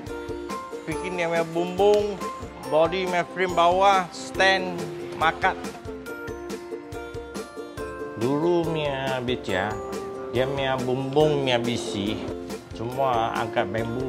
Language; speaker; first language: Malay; non-native, local second language; Min Nan Chinese